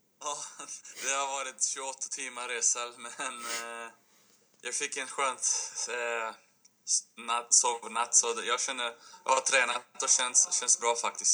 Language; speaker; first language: Swedish; non-native, fluent; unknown